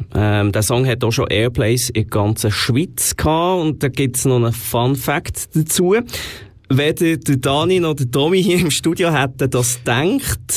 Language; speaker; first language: German; native; German